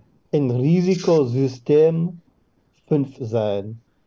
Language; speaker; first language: German; non-native, learner; English